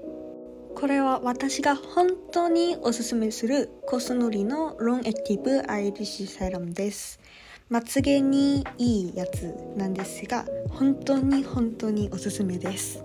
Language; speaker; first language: Japanese; non-native, fluent; Korean